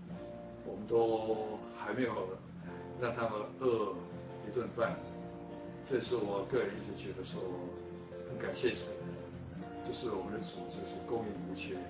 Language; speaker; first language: Chinese; native; Chinese